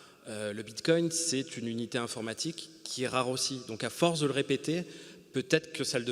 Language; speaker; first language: French; native; French